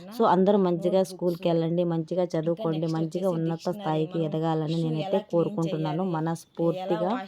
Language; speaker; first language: Telugu; native; Telugu